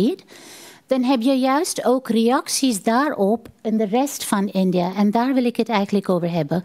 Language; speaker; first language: Dutch; non-native, fluent; Tamil